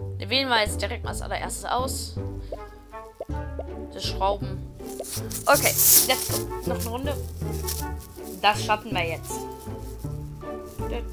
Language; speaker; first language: German; native; German